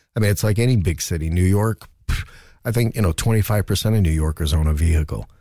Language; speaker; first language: English; native; English